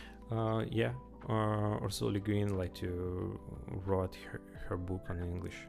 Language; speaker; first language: English; non-native, learner; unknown